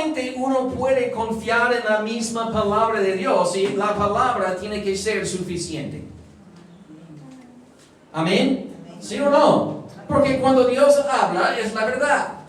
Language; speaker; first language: Spanish; non-native, fluent; English